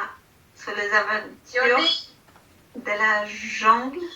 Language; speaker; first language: French; non-native, learner; Filipino